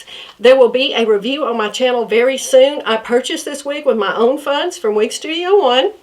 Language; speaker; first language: English; native; English